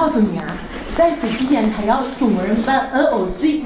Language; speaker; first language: Chinese; native; Chinese